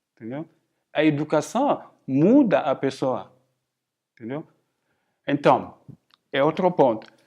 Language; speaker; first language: Portuguese; non-native, fluent; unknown